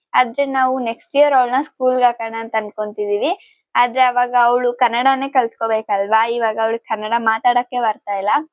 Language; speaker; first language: Kannada; non-native, local second language; Telugu